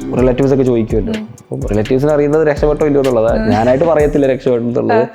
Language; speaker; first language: Malayalam; native; Malayalam